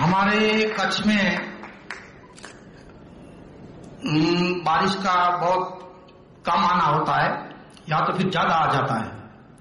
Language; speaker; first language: Hindi; non-native, local second language; Kachhi